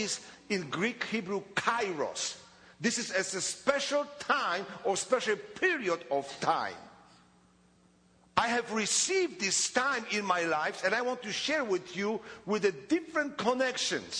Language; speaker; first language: English; non-native, fluent; Polish